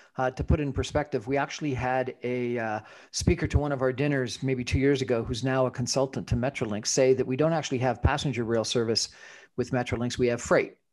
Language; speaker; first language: English; native; English